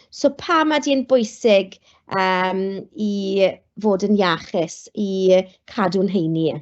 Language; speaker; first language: Welsh; non-native, local second language; English